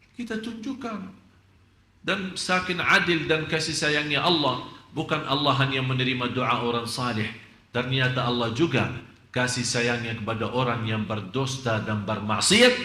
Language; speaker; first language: Malay; non-native, fluent; Arabic